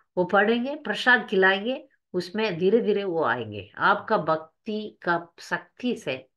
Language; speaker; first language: Hindi; non-native, local second language; Tamil